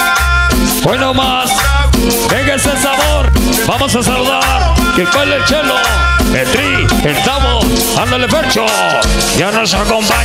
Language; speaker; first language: Spanish; native; Spanish